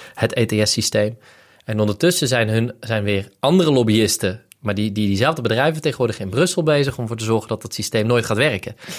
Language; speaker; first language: Dutch; native; Dutch